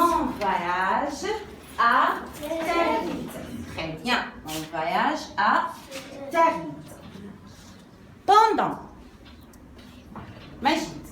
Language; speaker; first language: French; non-native, local second language; Arabic